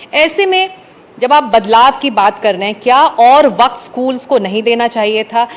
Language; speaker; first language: Hindi; native; Hindi